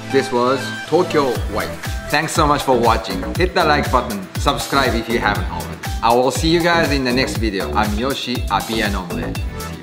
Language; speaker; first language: English; non-native, fluent; Japanese